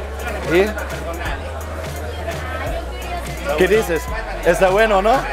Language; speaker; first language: Spanish; non-native, fluent; German